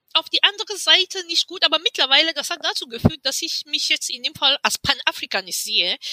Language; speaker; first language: German; non-native, fluent; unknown